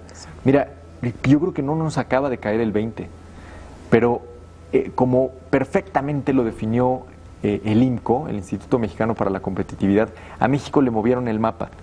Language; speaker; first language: Spanish; native; Spanish